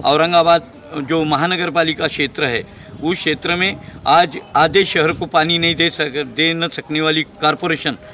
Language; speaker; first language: Hindi; non-native, local second language; Marathi